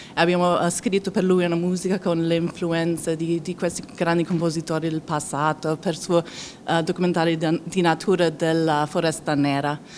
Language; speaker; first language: Italian; non-native, fluent; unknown